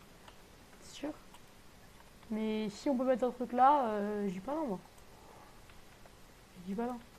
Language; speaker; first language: French; native; French